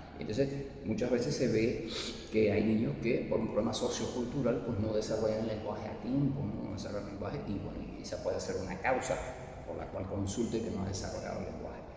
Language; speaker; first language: Spanish; native; Spanish